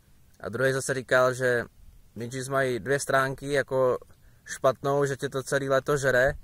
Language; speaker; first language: Czech; native; Czech